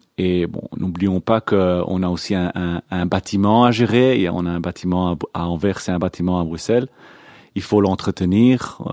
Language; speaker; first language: French; non-native, local second language; Hebrew